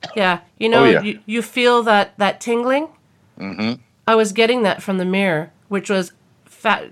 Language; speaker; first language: English; native; English